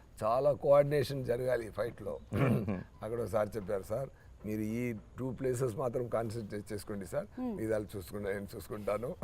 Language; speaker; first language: Telugu; non-native, learner; Tamil